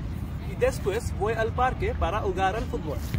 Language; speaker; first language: Spanish; non-native, learner; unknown